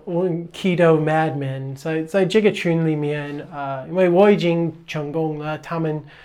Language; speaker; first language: Chinese; non-native, fluent; English